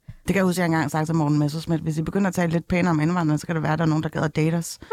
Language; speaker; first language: Danish; early bilingual, other home language; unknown